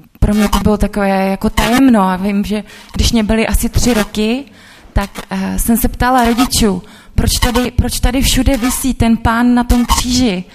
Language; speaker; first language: Czech; native; Czech